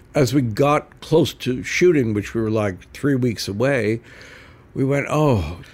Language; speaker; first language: English; native; English